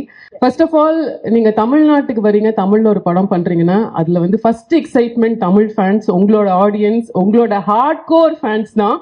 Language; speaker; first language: Tamil; native; Tamil